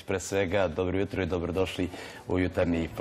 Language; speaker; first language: Serbian; native; Serbian